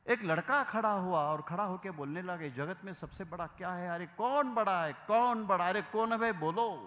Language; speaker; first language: Hindi; non-native, local second language; Marathi